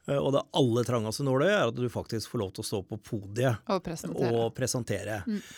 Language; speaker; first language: Norwegian; native; Norwegian